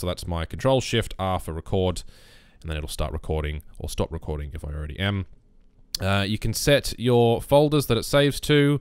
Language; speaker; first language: English; native; English